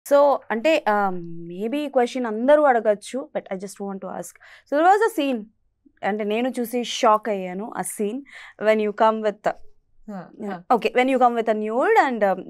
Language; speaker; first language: Telugu; native; Telugu